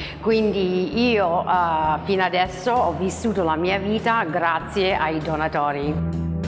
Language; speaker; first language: Italian; non-native, fluent; English